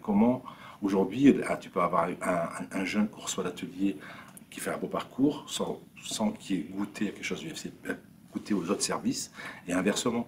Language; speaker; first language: French; native; French